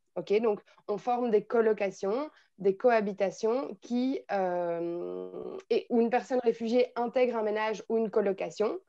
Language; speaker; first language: French; native; French